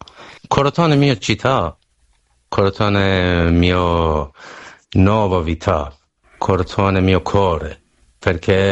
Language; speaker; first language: Italian; non-native, learner; Persian